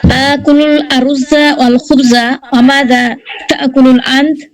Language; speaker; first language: Arabic; non-native, learner; Bangla